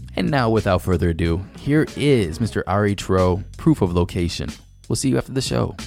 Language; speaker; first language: English; native; English